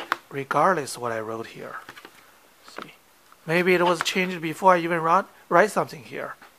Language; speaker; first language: English; non-native, fluent; Chinese